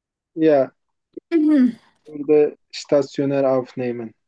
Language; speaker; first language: German; non-native, learner; Turkish